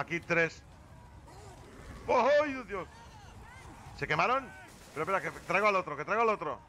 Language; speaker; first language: Spanish; native; Spanish